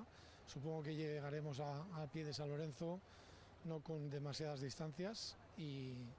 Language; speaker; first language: Spanish; native; Spanish